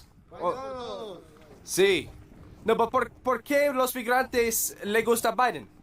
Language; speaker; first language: Spanish; non-native, learner; English